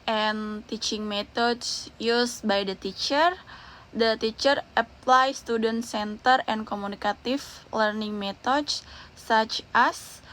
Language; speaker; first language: English; non-native, learner; Indonesian